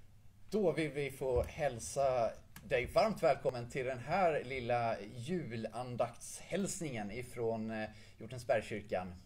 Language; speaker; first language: Swedish; native; Swedish